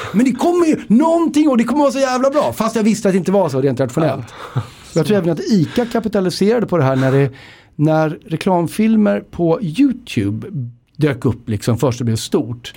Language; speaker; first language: Swedish; native; Swedish